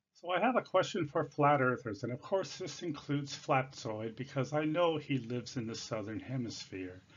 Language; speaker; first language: English; native; English